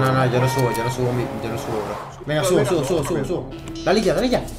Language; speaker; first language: Spanish; native; Spanish